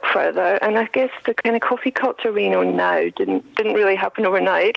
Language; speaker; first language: English; native; English